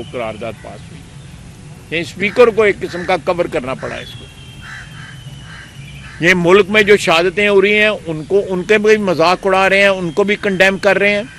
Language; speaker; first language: Urdu; non-native, local second language; Punjabi